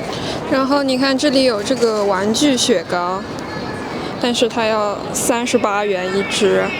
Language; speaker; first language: Chinese; non-native, fluent; French